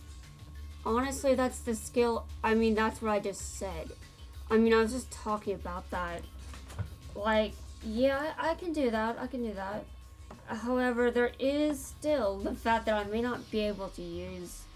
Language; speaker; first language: English; native; English